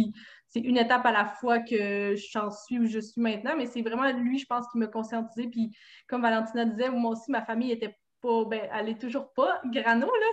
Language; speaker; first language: French; native; French